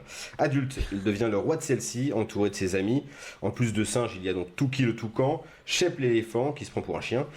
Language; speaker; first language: French; native; French